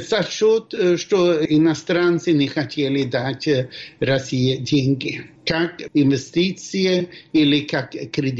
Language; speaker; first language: Russian; non-native, fluent; Swedish